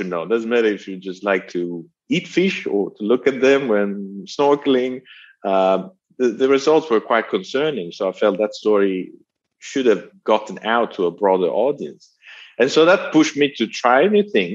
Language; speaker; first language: English; non-native, fluent; Italian